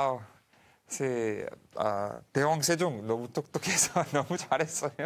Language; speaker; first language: Korean; non-native, learner; French